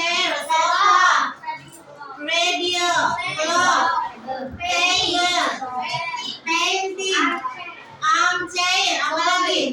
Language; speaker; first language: English; non-native, learner; Indonesian